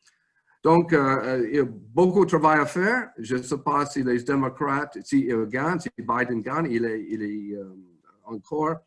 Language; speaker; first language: French; non-native, fluent; English